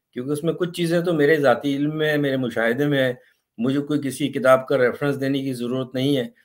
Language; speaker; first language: Urdu; native; Urdu